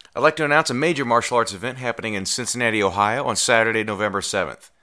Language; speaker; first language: English; native; English